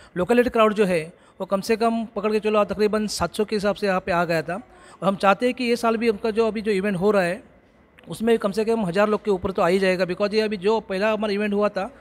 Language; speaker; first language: Hindi; non-native, local second language; Marathi